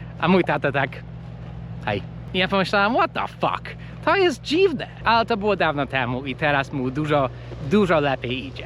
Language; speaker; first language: Polish; non-native, fluent; English